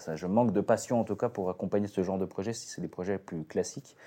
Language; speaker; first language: French; native; French